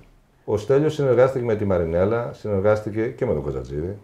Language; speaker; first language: Greek; native; Greek